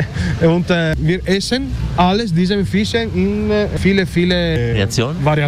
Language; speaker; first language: German; non-native, learner; Italian